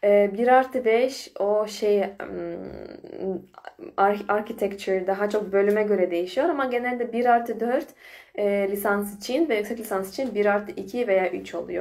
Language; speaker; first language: Turkish; non-native, fluent; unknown